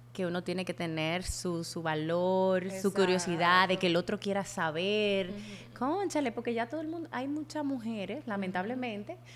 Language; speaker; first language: Spanish; native; Spanish